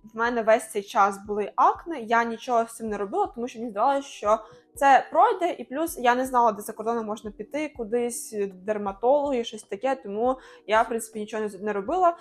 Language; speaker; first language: Ukrainian; non-native, local second language; Russian